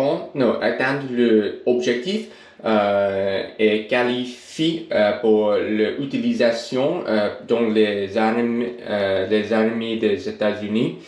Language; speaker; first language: French; non-native, learner; English